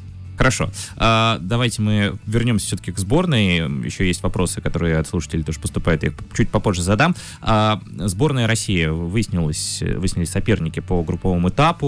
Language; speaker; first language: Russian; native; Russian